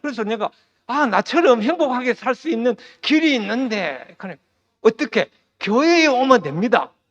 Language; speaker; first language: Korean; native; Korean